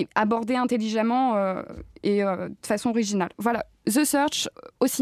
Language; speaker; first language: French; native; French